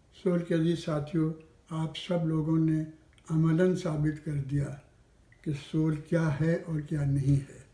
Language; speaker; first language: Urdu; native; Urdu